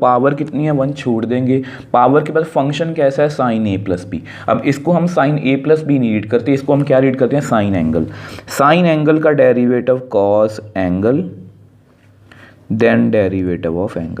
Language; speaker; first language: Hindi; native; Hindi